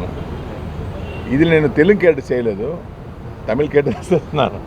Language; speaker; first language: Telugu; non-native, learner; Tamil